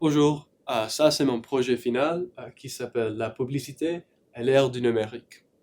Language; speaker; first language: French; non-native, learner; English